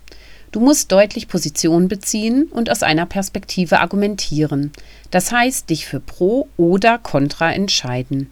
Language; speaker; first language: German; native; German